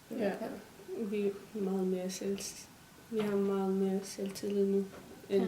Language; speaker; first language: Danish; non-native, local second language; Kalaallisut